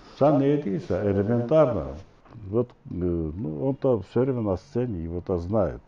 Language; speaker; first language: Russian; non-native, local second language; Azerbaijani